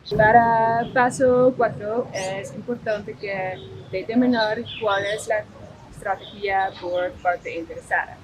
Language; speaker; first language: Spanish; non-native, fluent; Dutch